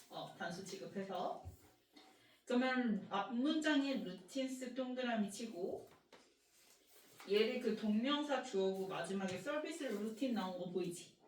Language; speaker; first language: Korean; native; Korean